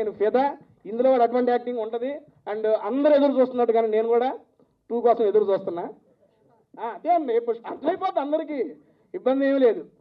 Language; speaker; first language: Telugu; native; Telugu